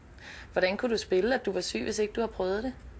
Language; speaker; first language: Danish; native; Danish